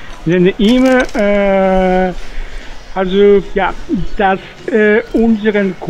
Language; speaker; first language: German; non-native, fluent; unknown